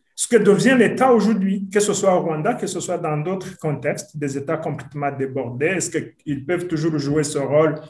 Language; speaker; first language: French; non-native, local second language; Rundi